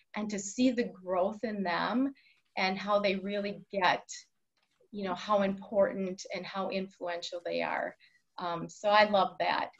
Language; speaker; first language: English; native; English